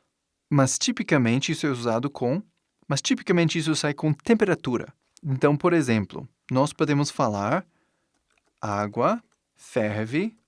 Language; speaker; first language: Portuguese; non-native, fluent; English